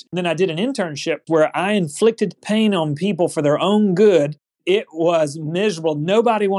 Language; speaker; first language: English; native; English